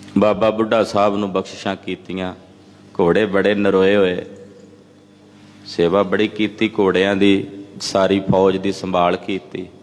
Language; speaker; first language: Punjabi; native; Punjabi